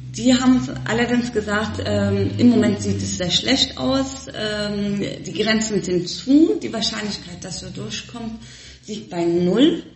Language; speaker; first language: German; early bilingual, other home language; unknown